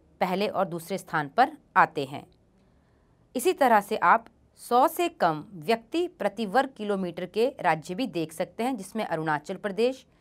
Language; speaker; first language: Hindi; native; Hindi